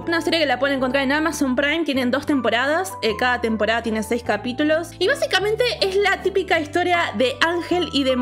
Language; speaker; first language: Spanish; native; Spanish